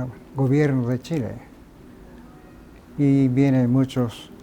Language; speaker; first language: Spanish; non-native, fluent; Japanese